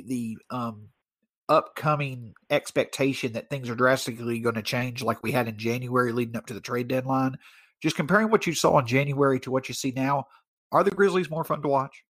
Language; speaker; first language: English; native; English